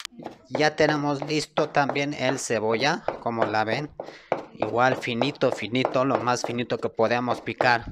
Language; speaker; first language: Spanish; non-native, learner; Turkish